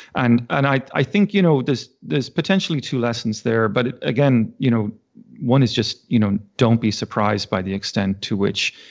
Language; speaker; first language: English; native; English